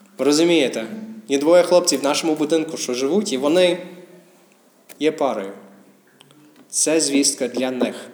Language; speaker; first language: Ukrainian; non-native, fluent; English